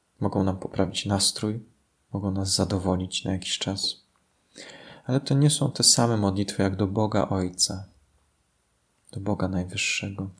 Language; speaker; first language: Polish; native; Polish